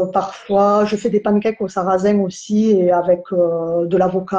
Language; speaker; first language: French; native; French